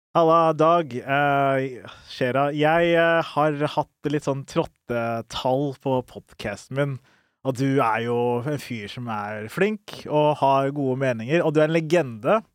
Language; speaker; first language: Norwegian; early bilingual, other home language; Somali